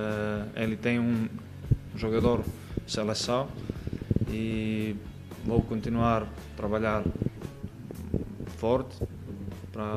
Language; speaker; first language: Portuguese; non-native, learner; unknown